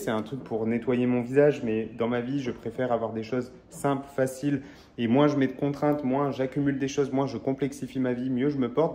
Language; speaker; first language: French; native; French